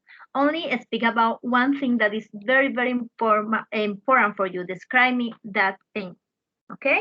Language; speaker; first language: English; non-native, fluent; Spanish